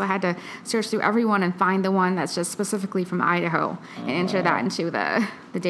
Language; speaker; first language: English; early bilingual, other home language; Filipino